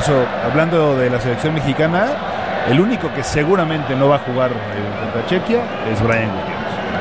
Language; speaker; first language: Spanish; native; Spanish